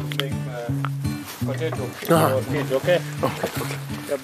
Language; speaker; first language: English; non-native, learner; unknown